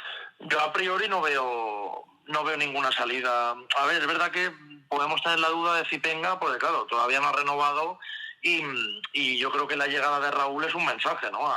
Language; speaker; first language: Spanish; native; Spanish